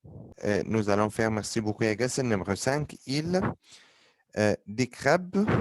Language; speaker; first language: French; non-native, fluent; Arabic